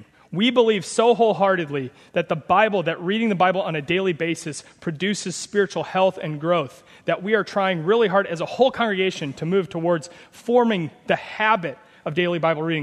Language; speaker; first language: English; native; English